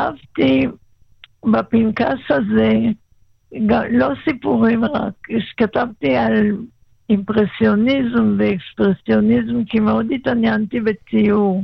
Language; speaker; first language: Hebrew; non-native, local second language; German